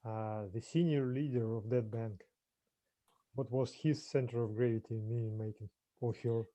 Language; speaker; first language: English; non-native, fluent; Russian